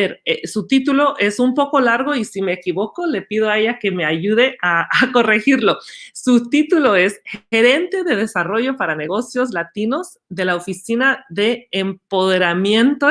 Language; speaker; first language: Spanish; early bilingual, other home language; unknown